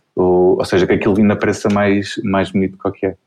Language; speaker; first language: Portuguese; native; Portuguese